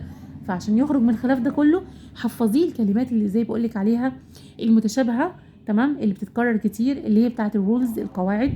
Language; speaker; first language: Arabic; native; Arabic